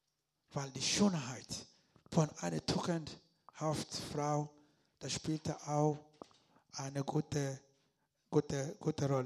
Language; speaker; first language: German; non-native, learner; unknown